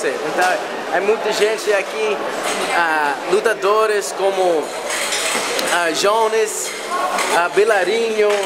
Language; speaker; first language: Portuguese; non-native, learner; English